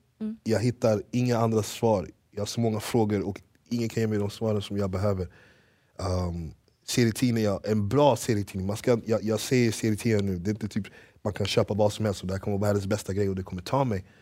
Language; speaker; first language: Swedish; early bilingual, other home language; English